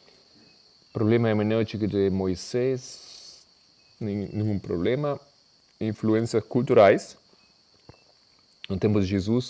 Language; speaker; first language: Portuguese; non-native, fluent; Spanish